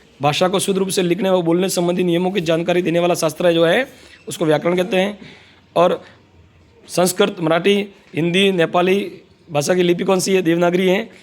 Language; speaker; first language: Hindi; native; Hindi